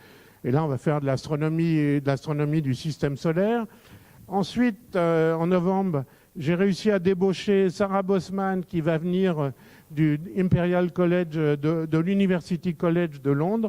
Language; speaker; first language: French; native; French